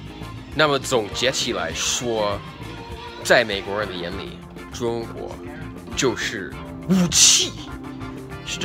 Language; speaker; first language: Chinese; non-native, fluent; English